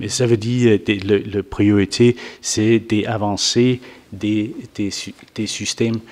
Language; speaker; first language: French; non-native, fluent; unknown